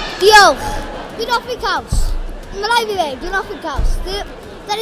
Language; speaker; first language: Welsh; non-native, local second language; English